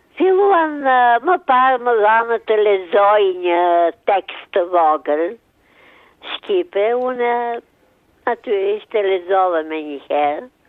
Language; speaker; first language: Albanian; early bilingual, heritage; Albanian